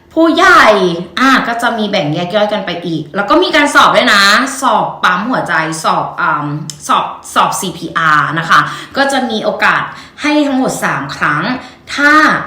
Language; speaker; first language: Thai; native; Thai